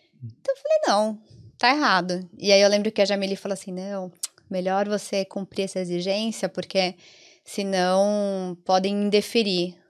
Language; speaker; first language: Portuguese; early bilingual, other home language; Italian